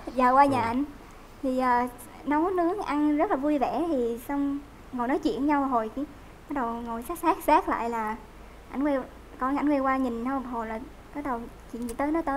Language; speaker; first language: Vietnamese; native; Vietnamese